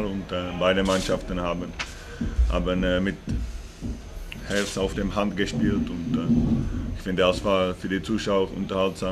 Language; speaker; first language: German; non-native, fluent; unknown